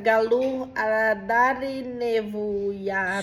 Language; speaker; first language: Kannada; non-native, learner; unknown